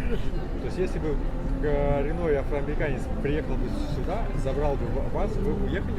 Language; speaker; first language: Russian; native; Russian